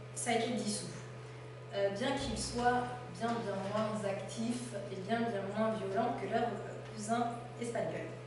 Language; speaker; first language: French; native; French